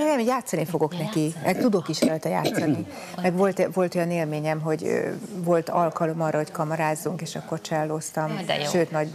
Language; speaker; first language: Hungarian; native; Hungarian